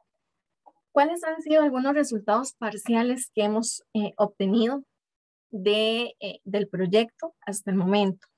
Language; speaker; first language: Spanish; native; Spanish